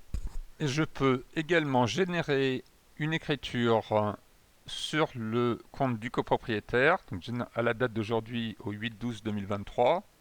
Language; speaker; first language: French; native; French